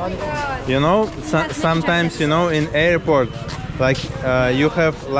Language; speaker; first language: English; non-native, learner; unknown